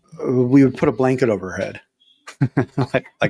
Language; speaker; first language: English; native; English